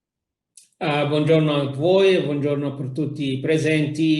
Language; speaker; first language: Italian; non-native, fluent; Arabic